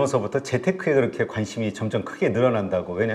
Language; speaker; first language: Korean; native; Korean